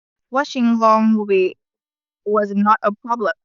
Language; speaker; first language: English; non-native, learner; Vietnamese